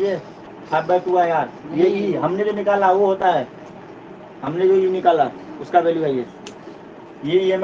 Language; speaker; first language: Hindi; native; Hindi